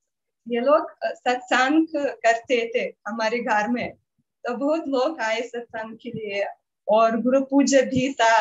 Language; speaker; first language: Hindi; non-native, learner; Russian